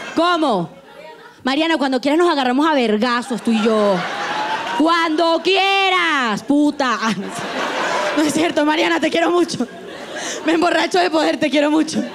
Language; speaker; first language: Spanish; native; Spanish